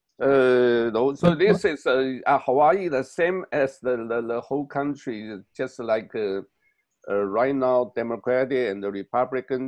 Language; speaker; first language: English; non-native, learner; Chinese